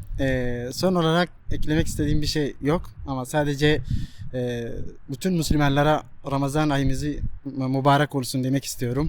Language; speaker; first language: Turkish; non-native, learner; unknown